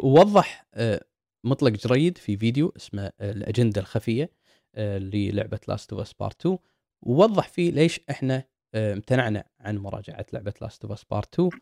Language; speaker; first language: Arabic; native; Arabic